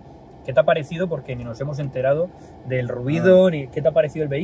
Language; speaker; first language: Spanish; native; Spanish